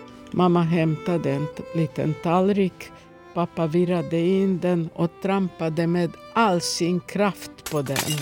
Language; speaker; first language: Swedish; non-native, fluent; Serbian